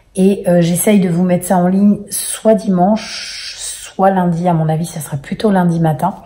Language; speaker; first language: French; native; French